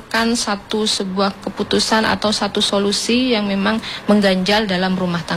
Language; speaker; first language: Indonesian; native; Indonesian